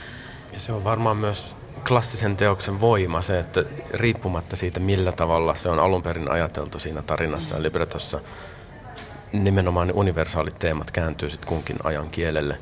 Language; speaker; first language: Finnish; native; Finnish